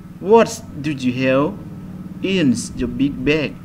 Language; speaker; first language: English; non-native, fluent; Khmer